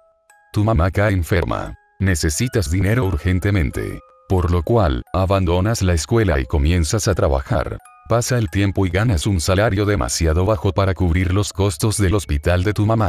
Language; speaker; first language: Spanish; native; Spanish